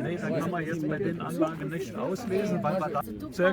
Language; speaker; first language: German; native; German